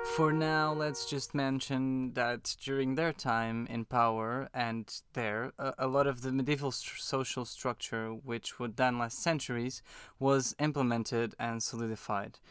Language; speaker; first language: English; non-native, fluent; Portuguese